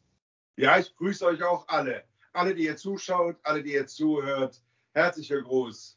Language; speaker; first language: German; native; German